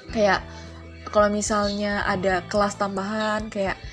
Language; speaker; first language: Indonesian; early bilingual, heritage; Malay